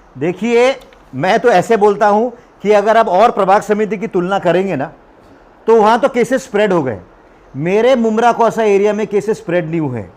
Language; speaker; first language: Hindi; non-native, local second language; Marathi